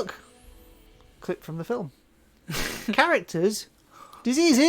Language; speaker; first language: English; native; English